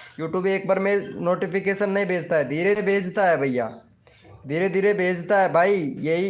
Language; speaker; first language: Hindi; native; Hindi